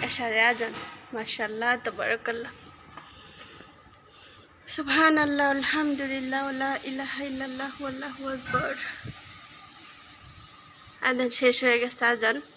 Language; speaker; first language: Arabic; non-native, learner; Bangla